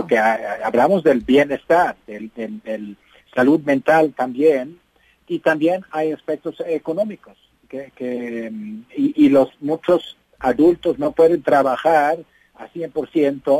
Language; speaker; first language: Spanish; non-native, fluent; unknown